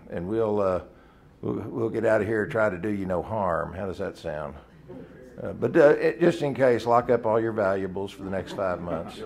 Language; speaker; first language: English; native; English